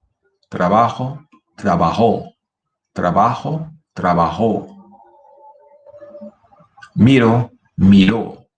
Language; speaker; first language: Spanish; non-native, fluent; English